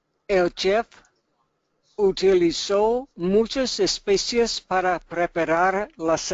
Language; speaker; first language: Spanish; non-native, learner; English